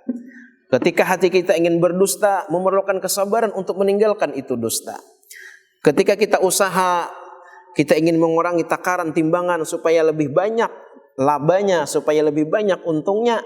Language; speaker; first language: Indonesian; non-native, local second language; Banjar